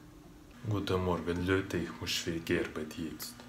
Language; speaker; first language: German; non-native, learner; Russian